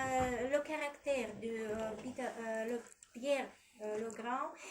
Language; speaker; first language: French; non-native, learner; Russian